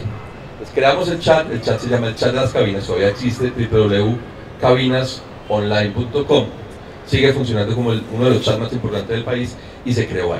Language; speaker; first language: Spanish; native; Spanish